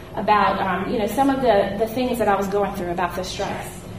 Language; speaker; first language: English; native; English